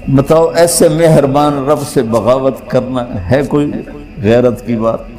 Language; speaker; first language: Urdu; non-native, local second language; Punjabi